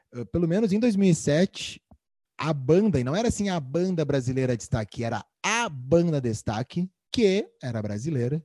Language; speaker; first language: Portuguese; native; Portuguese